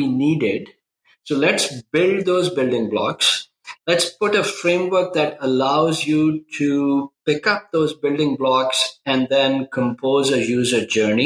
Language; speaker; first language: English; non-native, local second language; Urdu